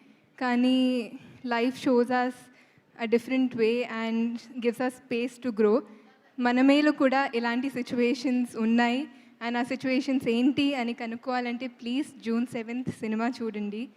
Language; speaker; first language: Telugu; non-native, fluent; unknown